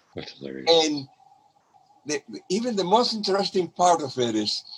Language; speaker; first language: English; non-native, fluent; Spanish